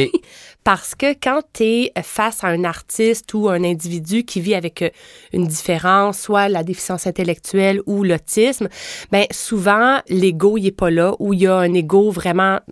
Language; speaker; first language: French; native; French